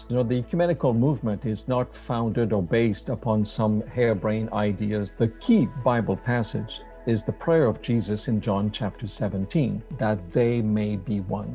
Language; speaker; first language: English; non-native, fluent; French